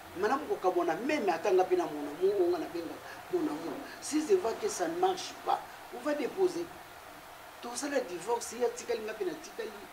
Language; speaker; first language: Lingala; native; Lingala